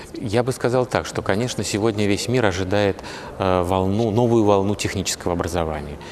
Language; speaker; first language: Russian; native; Russian